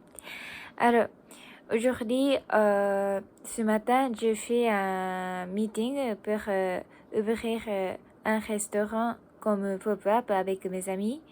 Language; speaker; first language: French; non-native, learner; Japanese